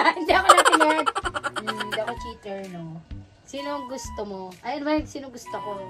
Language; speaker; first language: Filipino; native; Filipino